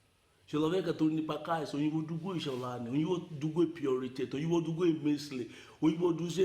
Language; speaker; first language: Russian; non-native, learner; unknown